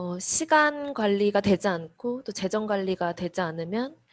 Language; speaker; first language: Korean; native; Korean